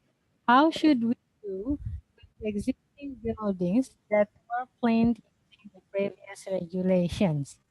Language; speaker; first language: English; non-native, fluent; Indonesian